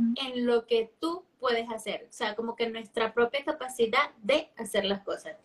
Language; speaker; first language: Spanish; native; Spanish